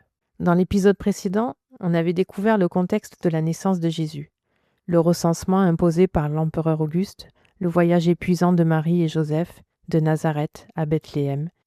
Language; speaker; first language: French; native; French